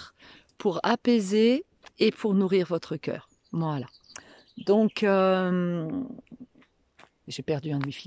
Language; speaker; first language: French; native; French